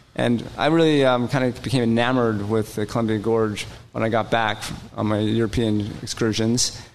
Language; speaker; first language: English; native; English